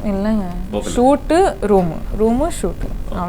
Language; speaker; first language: Tamil; non-native, learner; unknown